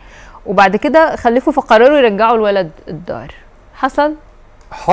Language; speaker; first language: Arabic; native; Arabic